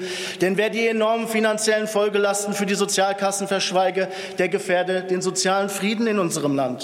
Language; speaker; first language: German; native; German